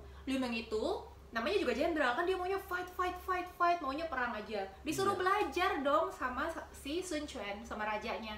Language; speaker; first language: Indonesian; native; Indonesian